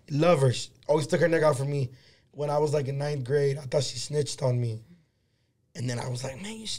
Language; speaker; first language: English; early bilingual, other home language; Spanish